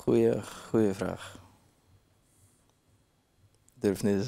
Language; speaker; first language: Dutch; non-native, learner; Norwegian